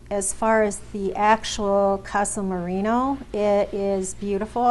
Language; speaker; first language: English; native; English